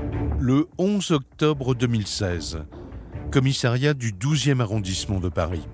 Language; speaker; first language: French; native; French